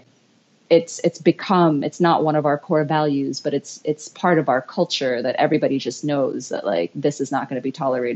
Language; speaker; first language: English; native; English